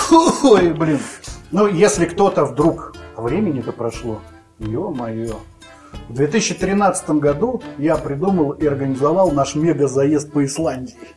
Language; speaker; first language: Russian; native; Russian